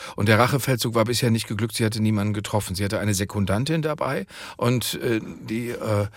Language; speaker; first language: German; native; German